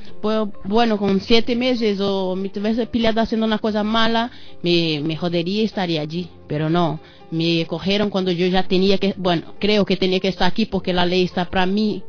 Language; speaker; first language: Spanish; non-native, fluent; Portuguese